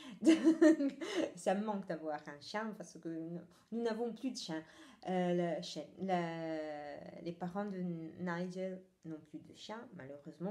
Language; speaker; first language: French; non-native, fluent; Italian